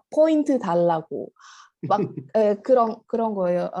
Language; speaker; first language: Korean; non-native, fluent; Indonesian